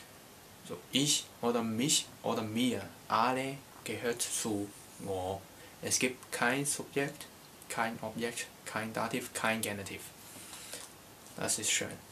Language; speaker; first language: German; non-native, learner; Cantonese